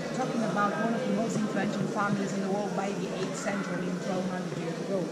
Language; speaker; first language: English; non-native, fluent; Spanish